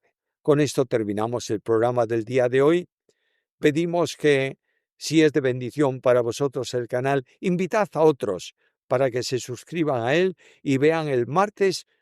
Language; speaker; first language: Spanish; native; Spanish